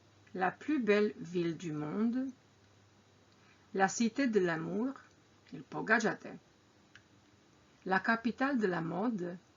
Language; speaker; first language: French; non-native, fluent; Croatian